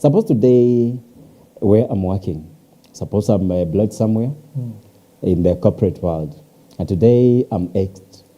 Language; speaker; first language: English; non-native, local second language; Swahili